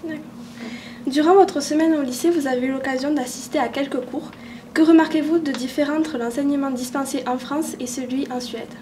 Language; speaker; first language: French; native; French